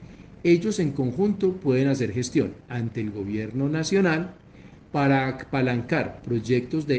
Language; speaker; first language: Spanish; native; Spanish